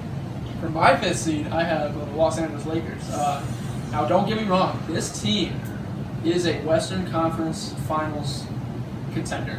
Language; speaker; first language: English; native; English